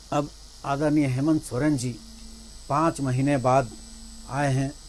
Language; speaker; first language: Hindi; native; Hindi